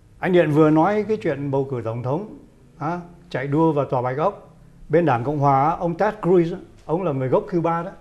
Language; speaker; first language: Vietnamese; native; Vietnamese